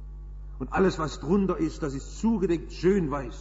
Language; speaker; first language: German; native; German